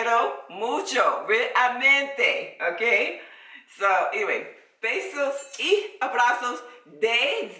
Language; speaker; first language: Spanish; non-native, learner; English